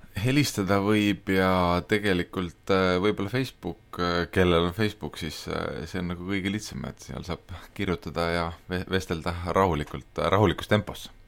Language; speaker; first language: Estonian; native; Estonian